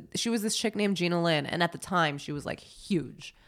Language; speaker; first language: English; native; English